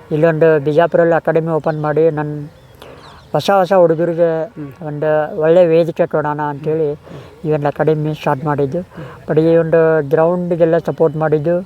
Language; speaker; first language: Kannada; native; Kannada